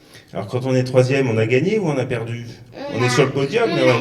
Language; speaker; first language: French; native; French